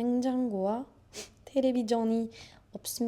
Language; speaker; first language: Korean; non-native, learner; French